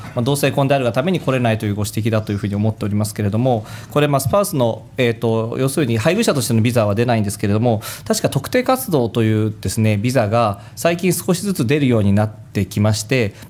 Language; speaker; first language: Japanese; native; Japanese